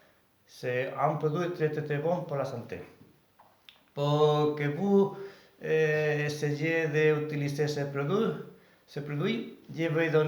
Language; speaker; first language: French; non-native, learner; Spanish